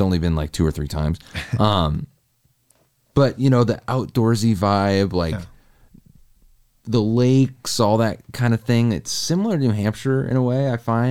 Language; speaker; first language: English; native; English